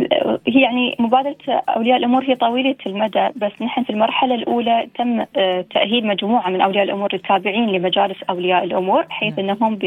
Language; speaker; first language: Arabic; native; Arabic